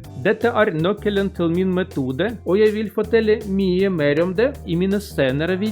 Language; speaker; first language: Norwegian; non-native, learner; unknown